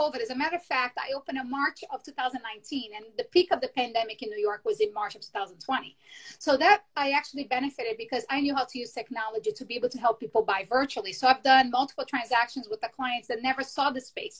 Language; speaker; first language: English; non-native, fluent; Portuguese